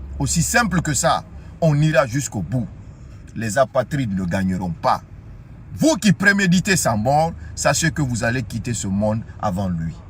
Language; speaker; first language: French; non-native, local second language; Susu